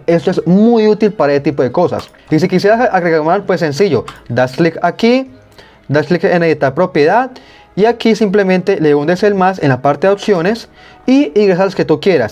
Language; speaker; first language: Spanish; native; Spanish